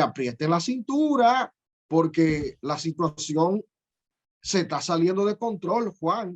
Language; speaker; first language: Spanish; native; Spanish